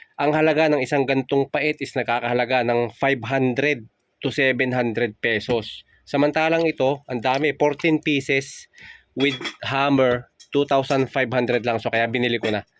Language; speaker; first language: Filipino; native; Filipino